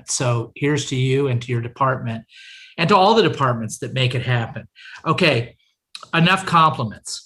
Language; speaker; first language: English; native; English